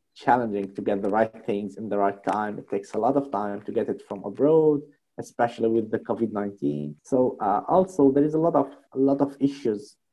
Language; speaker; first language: English; non-native, fluent; Arabic